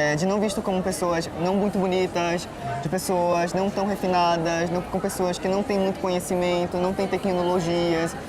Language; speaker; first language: Portuguese; non-native, local second language; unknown